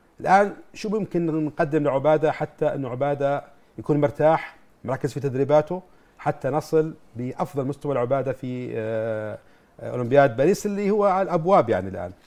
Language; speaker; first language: Arabic; native; Arabic